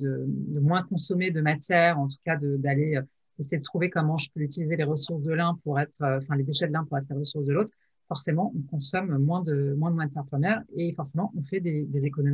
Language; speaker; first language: French; native; French